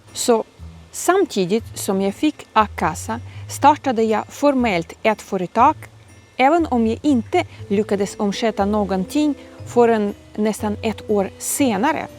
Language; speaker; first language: Swedish; non-native, fluent; Ukrainian